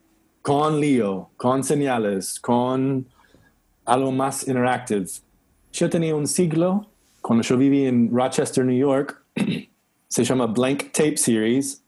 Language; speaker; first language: Spanish; non-native, learner; English